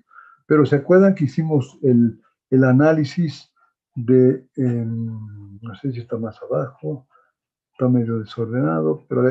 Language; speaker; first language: Spanish; native; Spanish